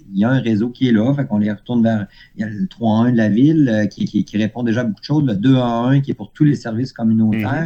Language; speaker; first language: French; native; French